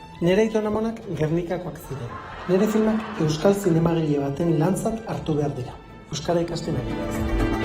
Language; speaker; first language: Basque; non-native, learner; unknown